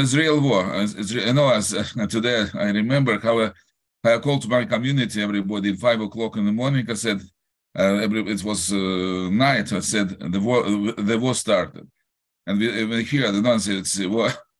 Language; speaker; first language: English; non-native, learner; Russian